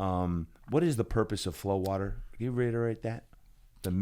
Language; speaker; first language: English; native; English